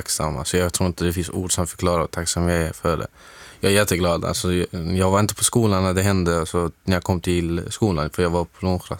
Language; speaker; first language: Swedish; non-native, fluent; Arabic